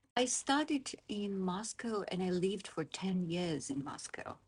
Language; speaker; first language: English; non-native, fluent; Azerbaijani